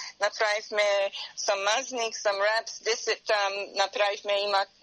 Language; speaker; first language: Macedonian; early bilingual, heritage; Macedonian